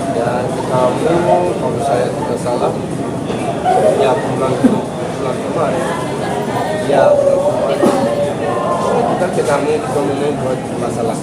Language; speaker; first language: Indonesian; non-native, learner; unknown